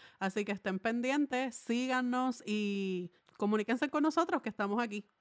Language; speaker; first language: Spanish; native; Spanish